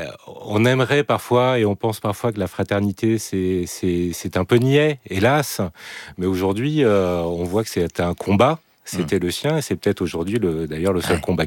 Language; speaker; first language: French; native; French